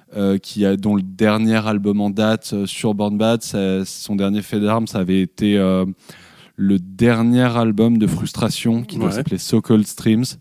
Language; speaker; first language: French; native; French